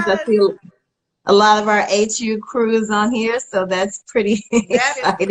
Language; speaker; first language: English; native; English